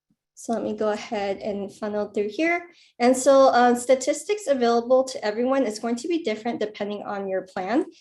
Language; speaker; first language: English; native; English